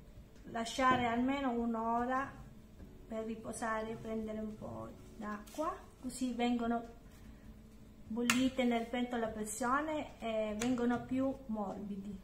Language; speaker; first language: Italian; non-native, learner; Filipino